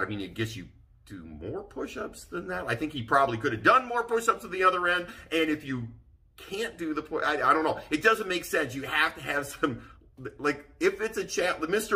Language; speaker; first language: English; native; English